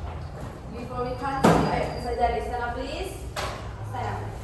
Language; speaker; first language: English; non-native, learner; Indonesian